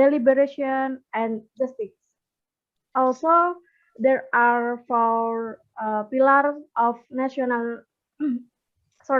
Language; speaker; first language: English; non-native, learner; Indonesian